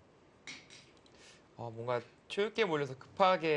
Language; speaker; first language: Korean; native; Korean